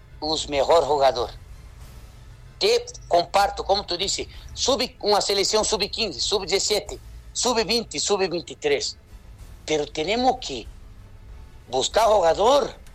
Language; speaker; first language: Spanish; non-native, fluent; Portuguese